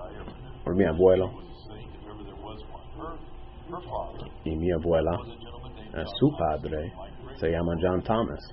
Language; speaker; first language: Spanish; non-native, fluent; English